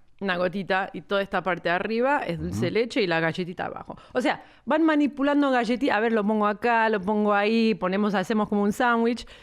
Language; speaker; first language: Spanish; native; Spanish